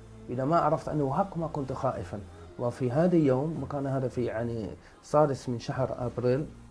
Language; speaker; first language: Arabic; non-native, fluent; Dutch